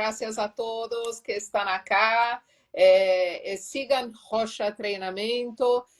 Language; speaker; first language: Spanish; non-native, learner; Portuguese